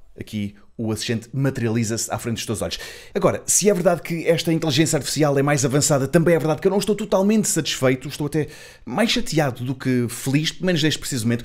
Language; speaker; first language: Portuguese; native; Portuguese